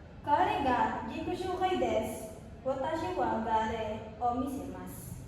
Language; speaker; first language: Japanese; non-native, learner; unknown